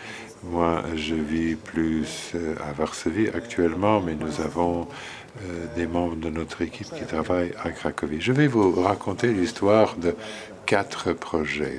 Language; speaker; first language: French; non-native, fluent; Polish